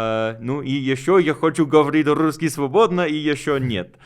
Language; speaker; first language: Russian; non-native, learner; English